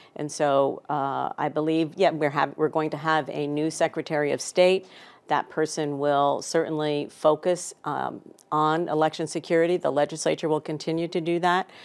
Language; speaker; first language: English; native; English